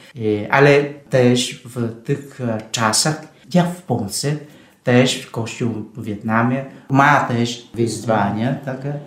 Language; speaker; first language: Polish; non-native, fluent; Vietnamese